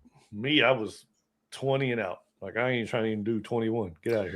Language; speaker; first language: English; native; English